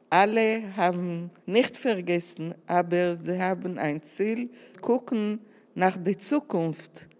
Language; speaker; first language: German; non-native, learner; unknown